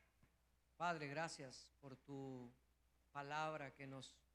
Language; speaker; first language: Spanish; native; Spanish